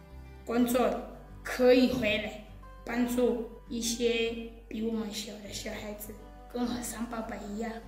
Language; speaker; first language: Chinese; non-native, learner; Southern Sotho